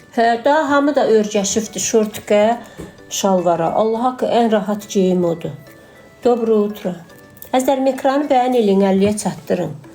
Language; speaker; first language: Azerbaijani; native; Azerbaijani